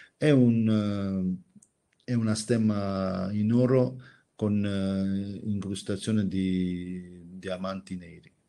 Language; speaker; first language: Italian; non-native, fluent; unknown